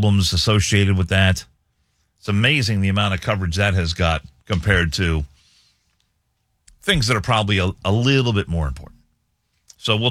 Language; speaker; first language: English; native; English